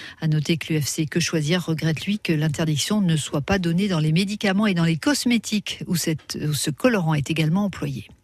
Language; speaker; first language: French; native; French